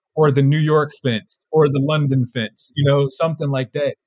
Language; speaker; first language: English; native; English